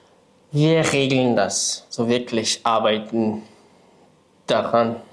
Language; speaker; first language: German; non-native, fluent; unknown